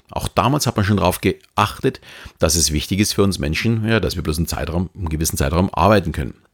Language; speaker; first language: German; native; German